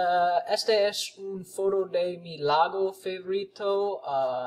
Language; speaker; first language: Spanish; non-native, learner; English